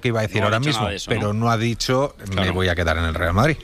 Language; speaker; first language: Spanish; native; Spanish